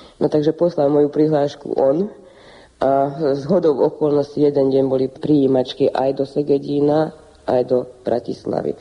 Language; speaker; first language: Slovak; early bilingual, heritage; Slovak